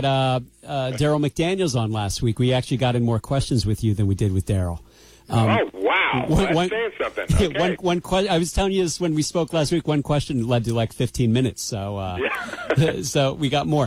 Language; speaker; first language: English; native; English